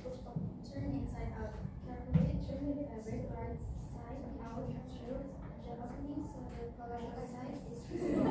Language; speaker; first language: English; non-native, learner; Indonesian